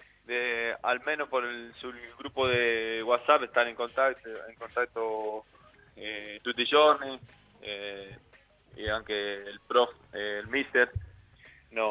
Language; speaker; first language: Italian; non-native, learner; Spanish